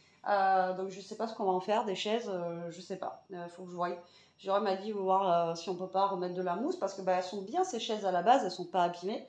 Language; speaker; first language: French; native; French